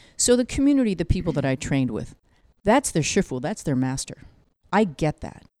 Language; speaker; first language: English; native; English